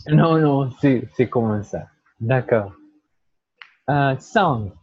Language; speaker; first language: French; non-native, learner; Portuguese